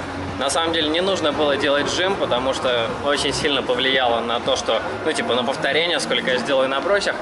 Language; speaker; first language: Russian; native; Russian